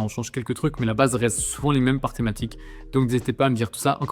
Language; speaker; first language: French; native; French